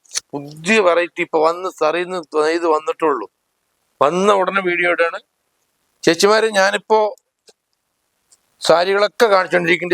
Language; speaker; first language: Malayalam; native; Malayalam